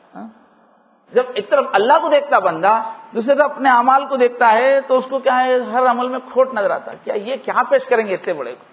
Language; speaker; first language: Urdu; native; Urdu